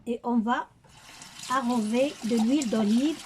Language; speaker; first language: French; non-native, local second language; Arabic